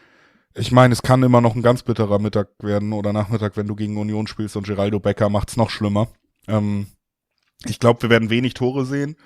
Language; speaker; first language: German; native; German